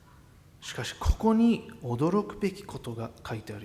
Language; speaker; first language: Japanese; non-native, fluent; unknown